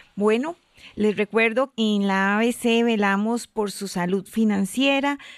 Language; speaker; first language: Spanish; native; Spanish